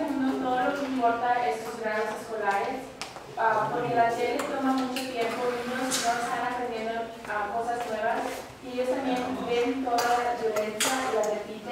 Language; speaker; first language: Spanish; non-native, learner; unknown